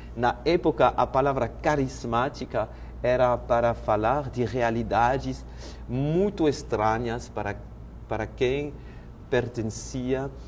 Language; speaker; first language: Portuguese; non-native, fluent; French